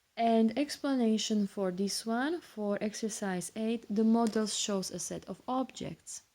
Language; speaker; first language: English; non-native, fluent; Slovak